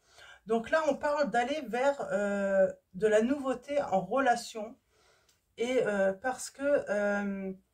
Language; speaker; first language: French; native; French